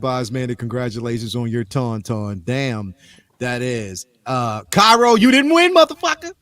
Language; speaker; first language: English; native; English